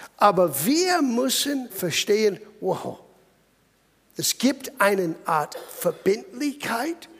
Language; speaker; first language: German; non-native, fluent; English